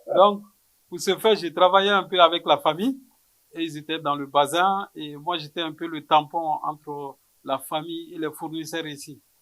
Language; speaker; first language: French; non-native, local second language; Bambara